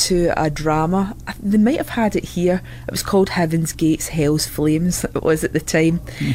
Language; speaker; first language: English; native; English